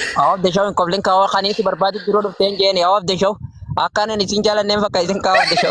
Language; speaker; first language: English; non-native, learner; Oromo